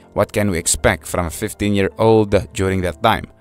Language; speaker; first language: English; non-native, local second language; Filipino